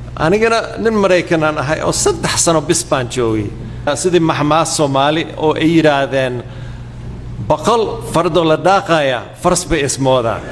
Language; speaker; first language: Somali; non-native, fluent; English